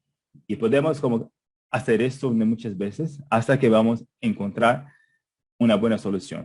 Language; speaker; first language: Spanish; non-native, fluent; Portuguese